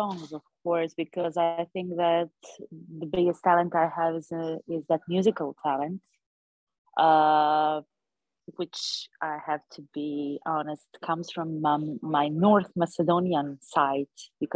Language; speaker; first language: English; non-native, fluent; Serbian